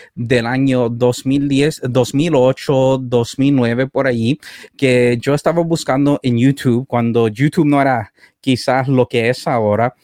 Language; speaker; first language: Spanish; early bilingual, heritage; Spanish